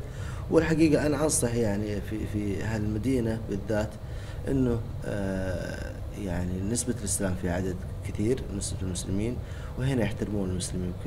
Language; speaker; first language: Arabic; native; Arabic